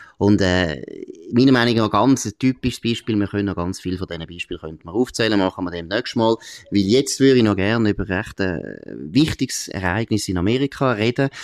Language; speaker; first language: German; native; German